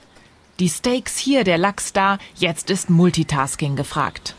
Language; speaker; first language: German; native; German